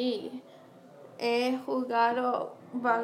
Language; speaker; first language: Spanish; non-native, learner; English